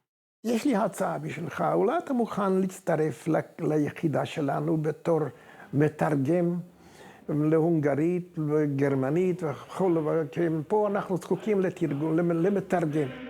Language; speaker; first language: Hebrew; non-native, fluent; Hungarian